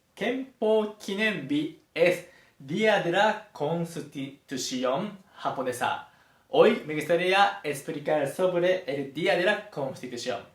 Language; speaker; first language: Spanish; non-native, fluent; Japanese